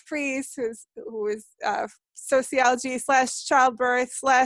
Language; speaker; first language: English; non-native, fluent; Hungarian